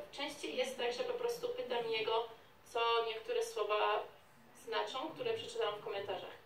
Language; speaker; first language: Polish; early bilingual, heritage; Polish